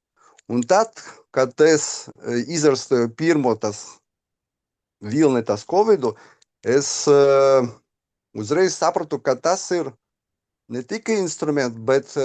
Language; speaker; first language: Latvian; non-native, local second language; Russian